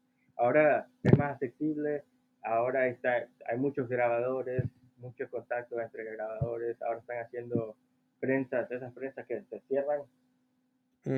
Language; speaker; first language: Spanish; early bilingual, heritage; Spanish